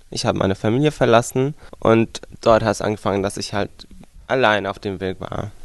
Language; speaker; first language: German; non-native, fluent; Arabic